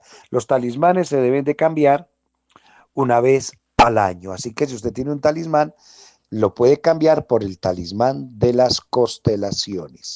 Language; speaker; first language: Spanish; native; Spanish